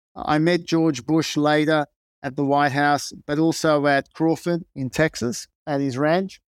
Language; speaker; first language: English; non-native, local second language; Greek